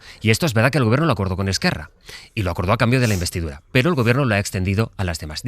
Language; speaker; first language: Spanish; native; Spanish